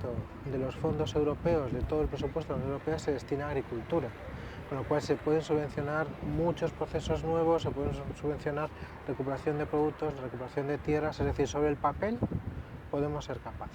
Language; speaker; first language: Spanish; native; Spanish